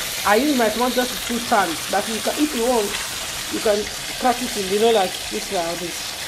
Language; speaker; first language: English; non-native, learner; Lingala